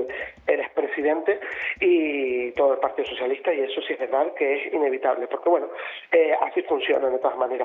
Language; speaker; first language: Spanish; native; Spanish